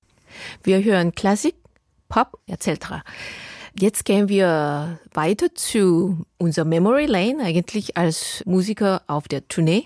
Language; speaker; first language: German; non-native, fluent; Korean